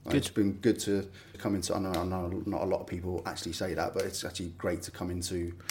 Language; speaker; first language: English; native; English